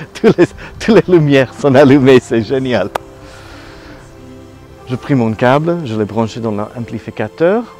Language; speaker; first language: French; non-native, learner; Italian